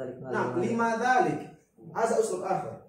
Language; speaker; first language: Arabic; non-native, fluent; Indonesian